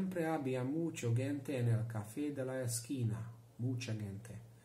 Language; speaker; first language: Spanish; non-native, learner; Hungarian